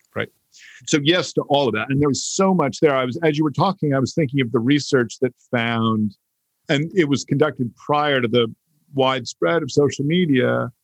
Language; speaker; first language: English; native; English